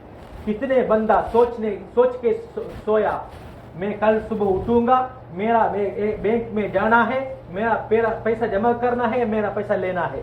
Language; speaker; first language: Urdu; non-native, fluent; Tamil